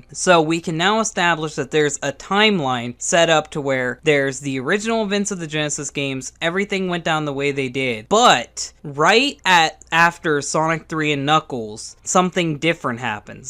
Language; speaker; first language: English; native; English